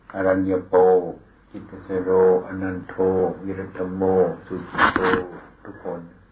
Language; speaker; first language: Thai; non-native, local second language; Northeastern Thai